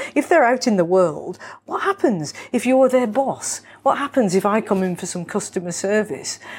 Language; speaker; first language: English; native; English